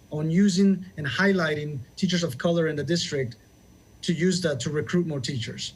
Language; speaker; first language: English; early bilingual, other home language; Spanish